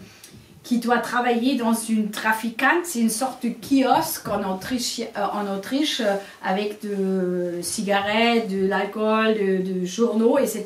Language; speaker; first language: French; non-native, fluent; German